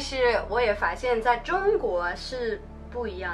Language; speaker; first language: Chinese; non-native, fluent; Danish